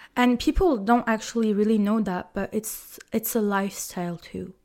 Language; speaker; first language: English; non-native, fluent; French